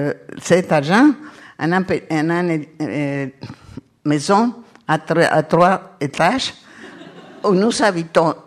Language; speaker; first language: French; non-native, learner; Spanish